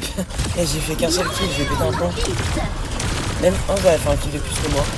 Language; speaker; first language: French; native; French